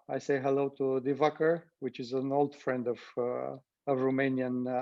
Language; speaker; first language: English; non-native, fluent; Romanian